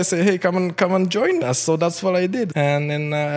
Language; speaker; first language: English; non-native, fluent; Japanese